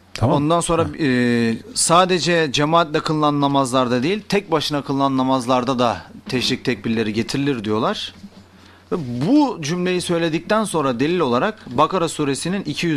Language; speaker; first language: Turkish; native; Turkish